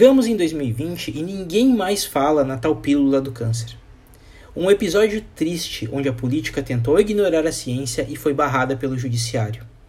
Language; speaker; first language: Portuguese; native; Portuguese